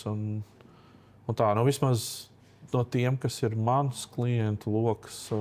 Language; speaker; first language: Latvian; native; Latvian